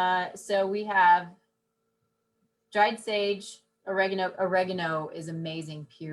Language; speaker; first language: English; native; English